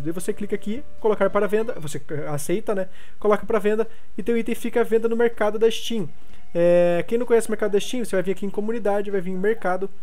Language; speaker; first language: Portuguese; native; Portuguese